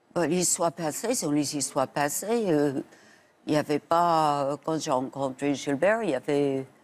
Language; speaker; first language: French; non-native, fluent; English